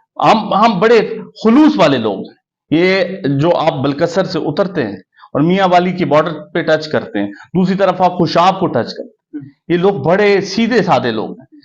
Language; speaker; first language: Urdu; non-native, local second language; Punjabi